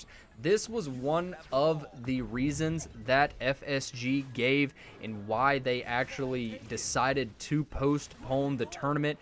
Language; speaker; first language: English; native; English